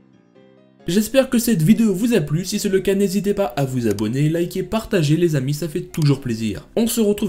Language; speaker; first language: French; native; French